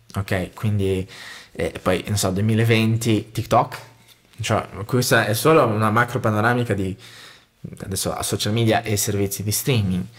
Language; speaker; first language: Italian; non-native, fluent; Portuguese